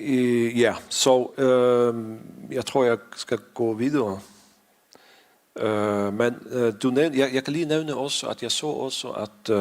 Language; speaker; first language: Danish; non-native, fluent; Faroese